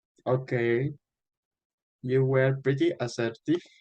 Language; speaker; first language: English; non-native, fluent; Spanish